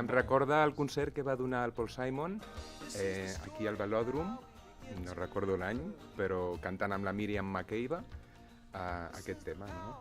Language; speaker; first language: Catalan; native; Catalan